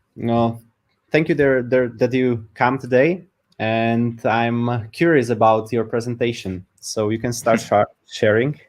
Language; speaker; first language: English; non-native, fluent; Slovak